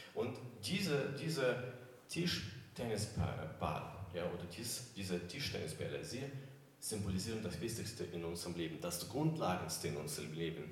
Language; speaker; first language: German; non-native, fluent; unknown